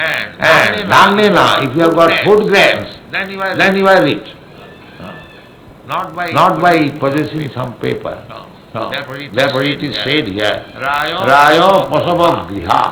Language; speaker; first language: English; non-native, local second language; Bangla